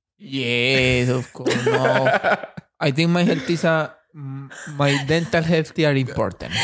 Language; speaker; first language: English; non-native, learner; Spanish